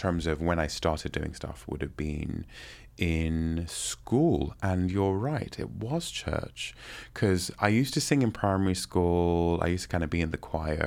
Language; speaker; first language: English; non-native, local second language; Yoruba